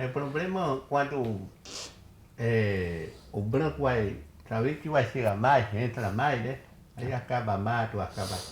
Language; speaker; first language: Portuguese; non-native, local second language; Kayapó